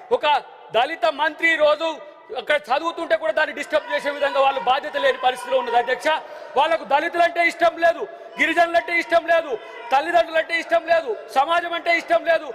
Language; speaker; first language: Telugu; native; Telugu